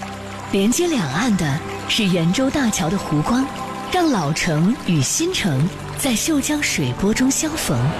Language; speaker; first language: Chinese; native; Chinese